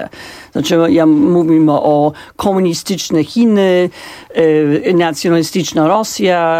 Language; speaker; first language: Polish; non-native, fluent; English